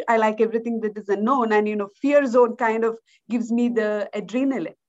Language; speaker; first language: English; non-native, local second language; Malayalam